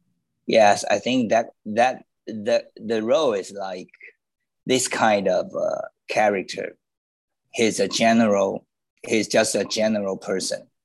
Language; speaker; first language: English; non-native, learner; Chinese